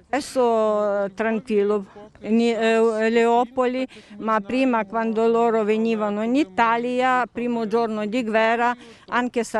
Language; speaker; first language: Italian; non-native, learner; Ukrainian